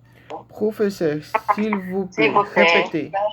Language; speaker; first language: French; non-native, learner; Portuguese